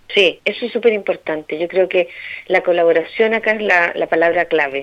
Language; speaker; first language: Spanish; native; Spanish